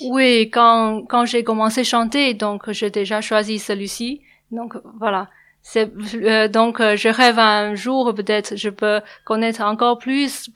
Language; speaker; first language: French; non-native, learner; Chinese